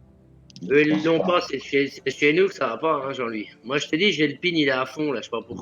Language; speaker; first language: French; native; French